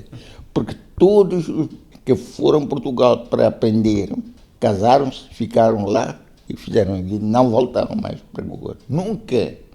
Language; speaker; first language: Portuguese; non-native, local second language; Konkani